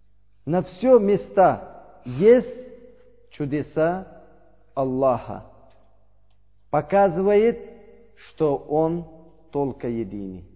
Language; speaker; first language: Russian; non-native, learner; Uzbek